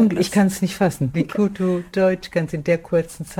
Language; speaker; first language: German; native; German